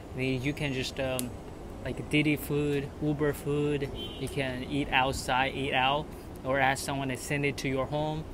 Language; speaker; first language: English; non-native, fluent; Chinese